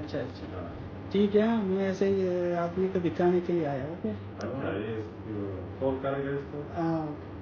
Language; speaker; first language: Hindi; non-native, local second language; Malayalam